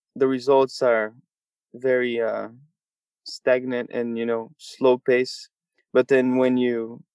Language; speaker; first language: English; non-native, fluent; Portuguese